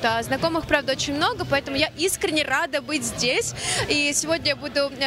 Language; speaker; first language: Russian; native; Russian